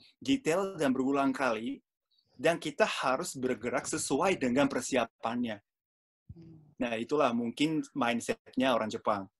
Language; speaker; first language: Indonesian; non-native, fluent; Japanese